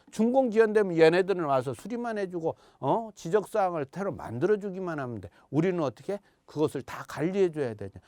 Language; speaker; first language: Korean; native; Korean